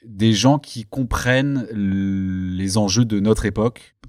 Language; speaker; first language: French; early bilingual, other home language; Turkish